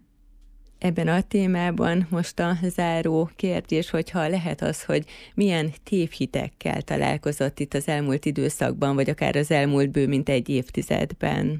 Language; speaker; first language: Hungarian; native; Hungarian